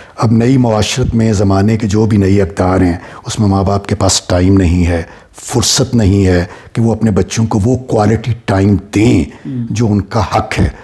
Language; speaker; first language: Urdu; non-native, local second language; Punjabi